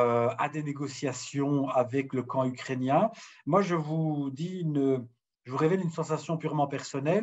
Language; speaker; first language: French; native; French